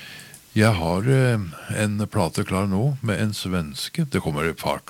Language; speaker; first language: Norwegian; native; Norwegian